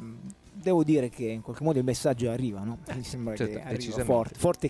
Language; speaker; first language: Italian; native; Italian